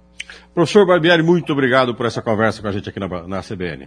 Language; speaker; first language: Portuguese; native; Portuguese